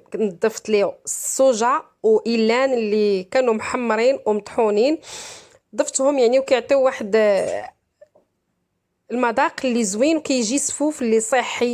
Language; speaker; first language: Arabic; native; Arabic